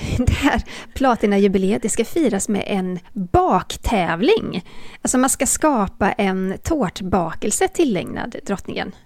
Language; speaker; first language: Swedish; native; Swedish